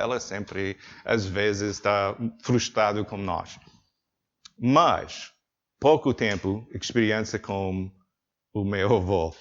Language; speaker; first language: Portuguese; non-native, learner; English